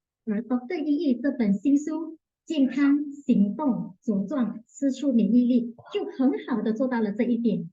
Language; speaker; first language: Chinese; native; Chinese